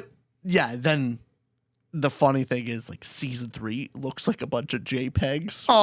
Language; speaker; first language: English; native; English